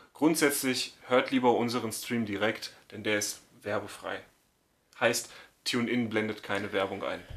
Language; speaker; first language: German; native; German